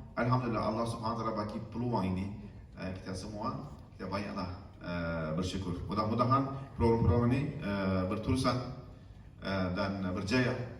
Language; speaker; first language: Malay; non-native, fluent; Turkish